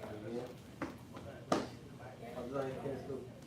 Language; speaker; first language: Spanish; non-native, fluent; English